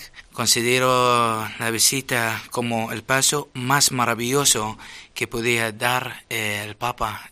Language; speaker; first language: Spanish; non-native, fluent; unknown